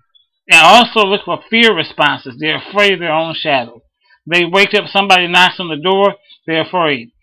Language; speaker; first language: English; native; English